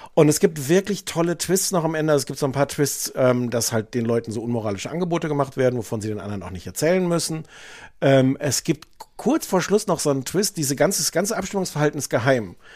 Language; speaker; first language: German; native; German